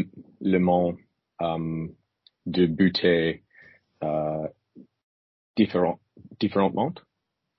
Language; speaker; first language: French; non-native, learner; English